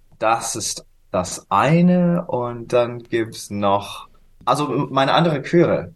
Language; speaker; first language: German; non-native, fluent; English